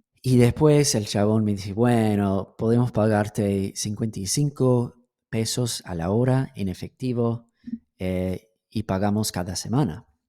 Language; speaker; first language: Spanish; non-native, fluent; English